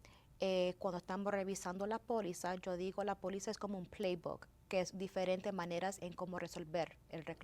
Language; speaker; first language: Spanish; early bilingual, heritage; Spanish